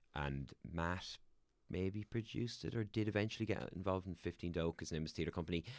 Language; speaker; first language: English; native; English